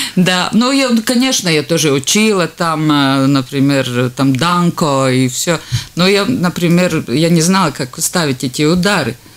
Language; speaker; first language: Russian; non-native, local second language; Latvian